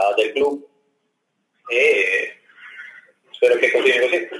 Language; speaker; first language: Italian; early bilingual, other home language; English